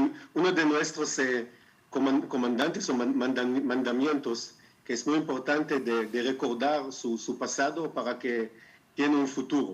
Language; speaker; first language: Spanish; non-native, fluent; Hebrew